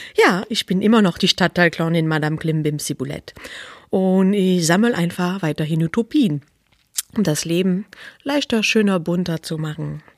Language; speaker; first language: German; non-native, fluent; French